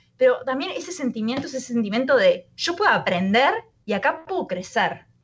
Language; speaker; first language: Spanish; native; Spanish